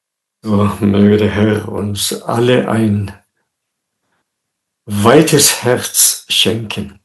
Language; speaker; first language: German; non-native, fluent; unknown